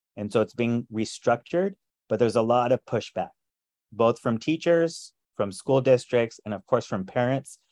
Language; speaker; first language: English; native; English